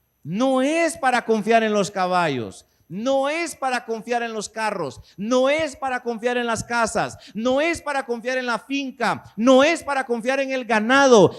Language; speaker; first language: Spanish; native; Spanish